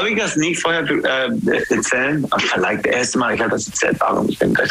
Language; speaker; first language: German; non-native, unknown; English